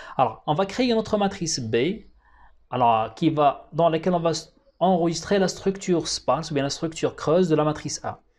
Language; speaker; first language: French; non-native, local second language; Arabic